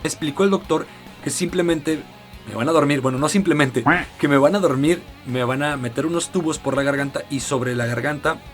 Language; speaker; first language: Spanish; native; Spanish